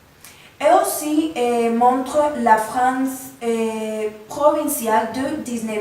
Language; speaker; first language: French; non-native, learner; Spanish